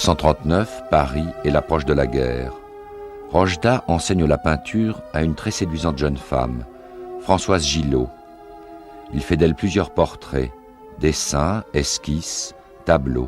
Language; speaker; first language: French; native; French